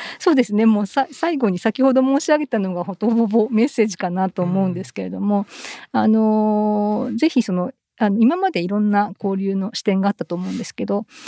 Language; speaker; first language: Japanese; native; Japanese